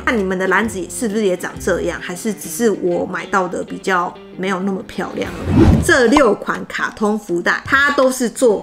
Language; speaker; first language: Chinese; native; Chinese